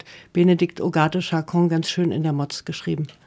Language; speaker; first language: German; native; German